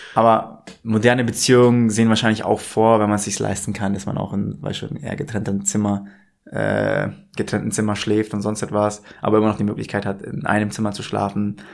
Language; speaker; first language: German; native; German